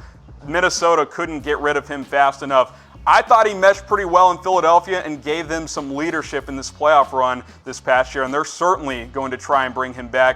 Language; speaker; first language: English; native; English